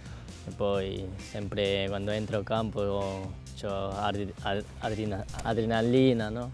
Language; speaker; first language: Italian; non-native, learner; Korean